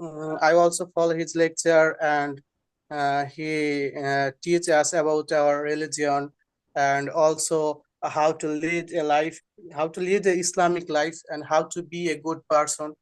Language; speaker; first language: English; non-native, fluent; Bangla